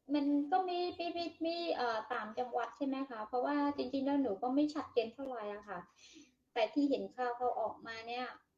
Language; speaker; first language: Thai; native; Thai